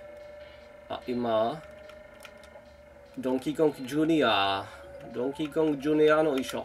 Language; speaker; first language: Japanese; non-native, learner; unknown